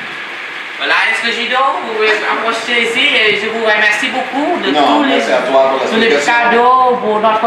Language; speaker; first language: French; non-native, learner; Vietnamese